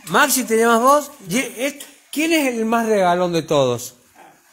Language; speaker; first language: Spanish; native; Spanish